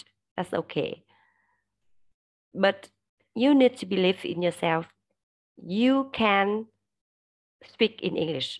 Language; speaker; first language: English; non-native, learner; Vietnamese